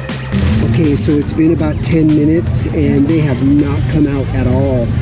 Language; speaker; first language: English; native; English